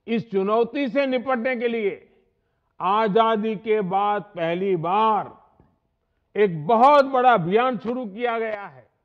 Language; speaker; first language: Hindi; non-native, local second language; Gujarati